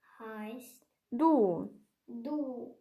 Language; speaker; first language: German; non-native, learner; Ukrainian